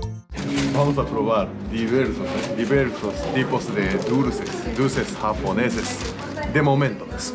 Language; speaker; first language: Spanish; non-native, learner; Japanese